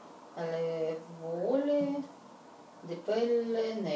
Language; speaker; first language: Italian; non-native, learner; Russian